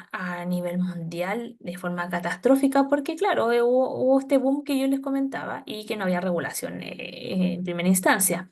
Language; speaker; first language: Spanish; native; Spanish